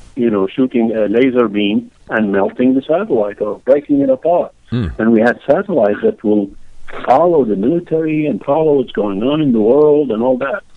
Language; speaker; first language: English; non-native, fluent; Arabic